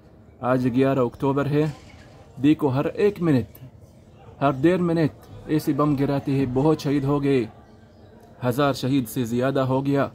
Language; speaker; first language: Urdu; non-native, learner; Arabic